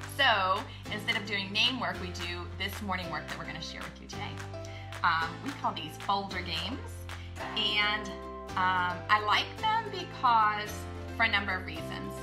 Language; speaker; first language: English; native; English